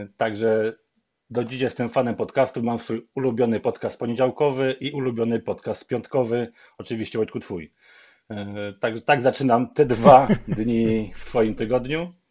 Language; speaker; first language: Polish; native; Polish